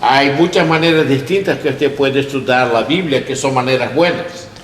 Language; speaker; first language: Spanish; non-native, learner; English